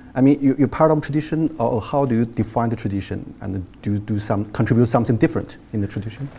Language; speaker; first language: English; non-native, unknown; Chinese